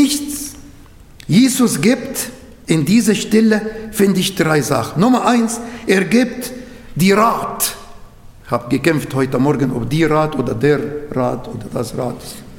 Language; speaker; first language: German; non-native, learner; Arabic